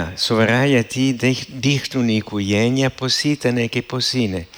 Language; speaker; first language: Greek; non-native, fluent; Italian